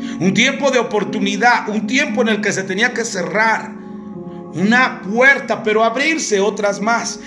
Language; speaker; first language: Spanish; native; Spanish